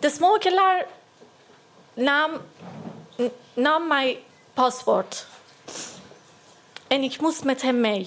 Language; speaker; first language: Dutch; non-native, learner; Persian